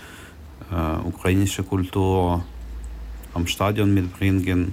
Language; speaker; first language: German; non-native, learner; Ukrainian